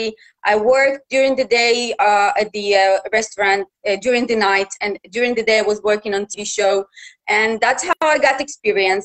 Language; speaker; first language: English; non-native, fluent; Russian